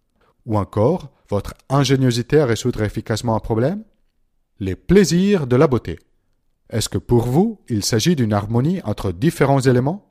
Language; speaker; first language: French; non-native, fluent; Italian